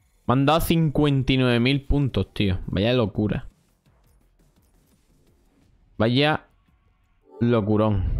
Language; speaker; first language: Spanish; native; Spanish